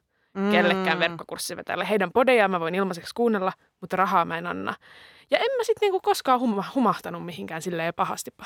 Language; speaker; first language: Finnish; native; Finnish